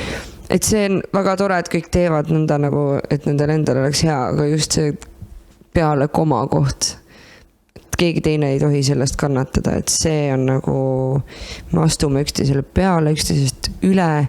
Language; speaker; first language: Estonian; native; Estonian